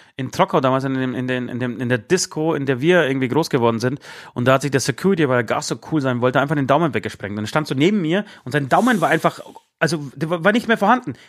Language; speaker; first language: German; early bilingual, other home language; Polish